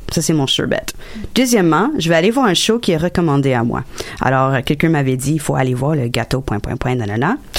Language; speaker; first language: French; non-native, local second language; English